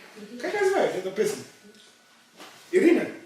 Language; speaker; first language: Russian; non-native, learner; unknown